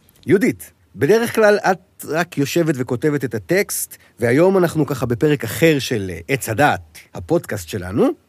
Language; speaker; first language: Hebrew; native; Hebrew